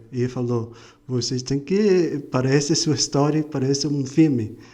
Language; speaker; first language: Portuguese; non-native, fluent; Vietnamese